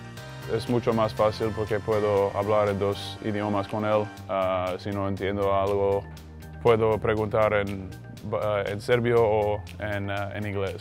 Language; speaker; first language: Spanish; non-native, fluent; Croatian